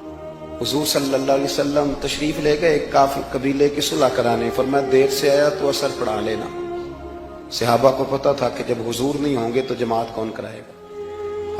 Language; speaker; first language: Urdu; non-native, local second language; Punjabi